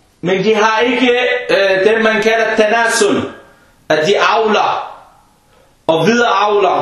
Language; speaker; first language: Danish; non-native, fluent; Arabic